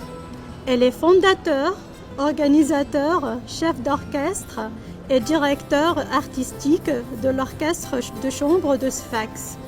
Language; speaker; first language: French; non-native, local second language; Arabic